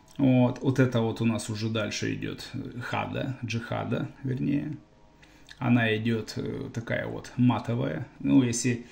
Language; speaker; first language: Russian; native; Russian